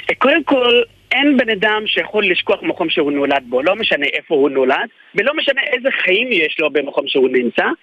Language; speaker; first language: Hebrew; non-native, fluent; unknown